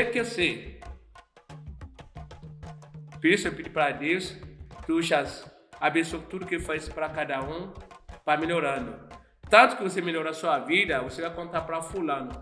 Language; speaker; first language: Portuguese; non-native, learner; Yoruba